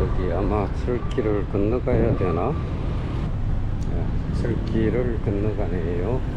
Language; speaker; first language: Korean; native; Korean